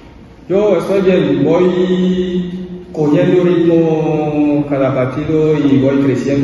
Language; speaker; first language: Spanish; non-native, learner; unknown